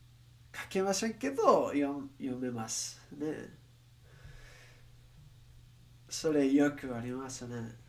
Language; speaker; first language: Japanese; non-native, learner; English